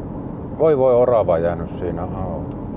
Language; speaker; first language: Finnish; native; Finnish